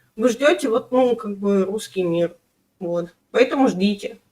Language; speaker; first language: Russian; native; Russian